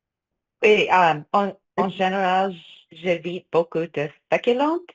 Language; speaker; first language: French; non-native, fluent; English